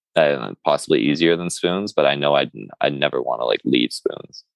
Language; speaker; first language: English; native; English